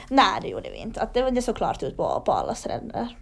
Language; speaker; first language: Swedish; native; Swedish